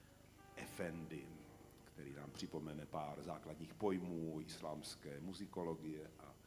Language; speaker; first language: Czech; native; Czech